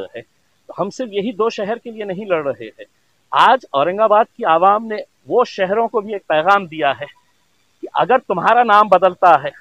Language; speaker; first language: Hindi; non-native, local second language; Urdu